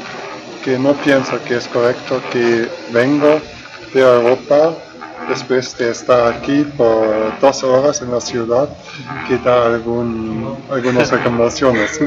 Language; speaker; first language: Spanish; non-native, fluent; German